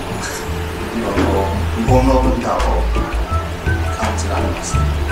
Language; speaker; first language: Japanese; non-native, learner; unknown